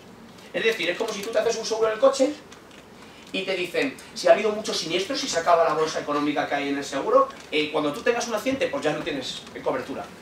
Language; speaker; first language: Spanish; native; Spanish